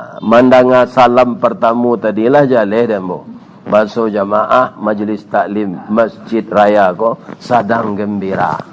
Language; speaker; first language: Malay; non-native, local second language; Minangkabau